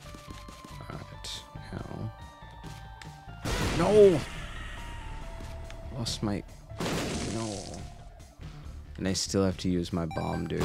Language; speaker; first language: English; native; English